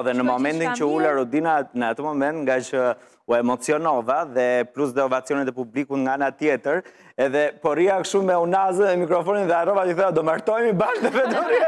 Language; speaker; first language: Albanian; native; Albanian